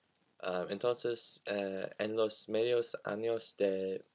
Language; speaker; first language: Spanish; non-native, learner; English